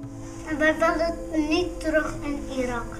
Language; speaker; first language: Dutch; early bilingual, other home language; Arabic